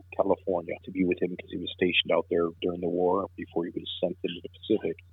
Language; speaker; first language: English; native; English